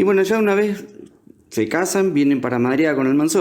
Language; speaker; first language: Spanish; native; Spanish